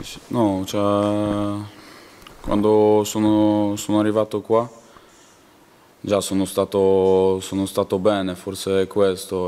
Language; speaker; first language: Italian; non-native, learner; Polish